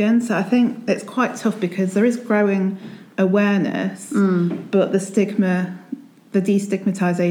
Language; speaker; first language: English; native; English